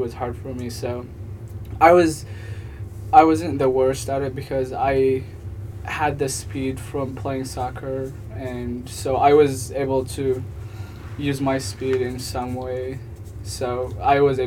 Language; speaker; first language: English; non-native, fluent; Tigrinya